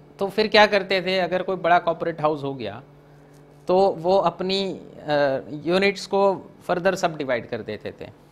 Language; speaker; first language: Hindi; non-native, local second language; Gujarati